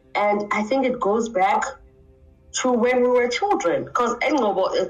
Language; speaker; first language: English; non-native, local second language; Xhosa